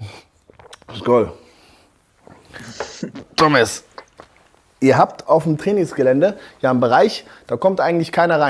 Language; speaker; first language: German; native; German